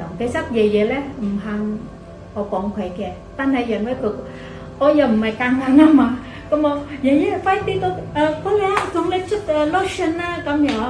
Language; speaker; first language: Cantonese; non-native, fluent; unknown